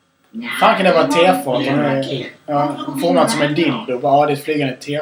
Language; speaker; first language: Swedish; native; Swedish